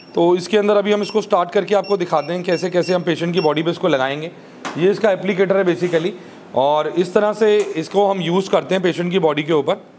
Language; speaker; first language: Hindi; native; Hindi